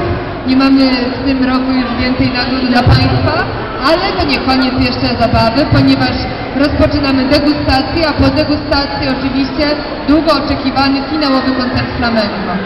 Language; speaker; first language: Polish; native; Polish